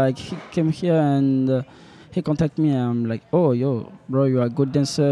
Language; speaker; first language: English; non-native, learner; French